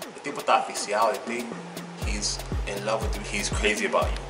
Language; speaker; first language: English; native; English